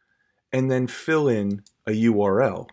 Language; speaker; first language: English; native; English